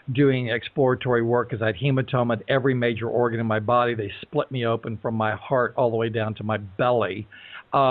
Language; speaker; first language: English; native; English